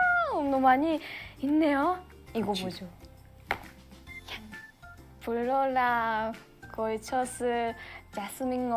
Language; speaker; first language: Korean; non-native, fluent; Japanese